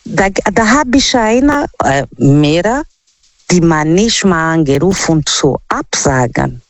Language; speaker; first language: German; non-native, learner; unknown